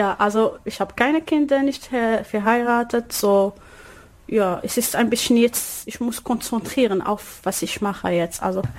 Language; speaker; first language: German; non-native, learner; Arabic